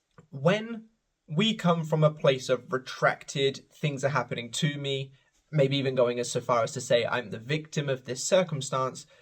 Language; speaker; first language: English; native; English